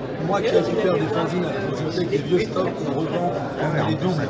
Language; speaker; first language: French; native; French